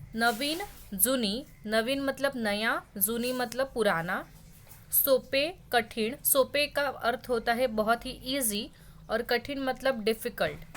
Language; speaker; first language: Hindi; non-native, local second language; Marathi